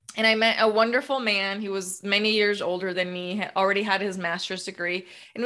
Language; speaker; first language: English; native; English